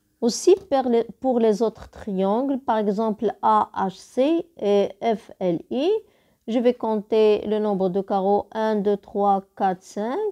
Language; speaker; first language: French; non-native, local second language; Arabic